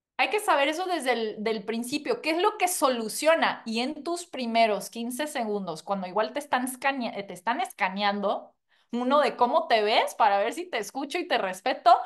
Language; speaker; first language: Spanish; non-native, fluent; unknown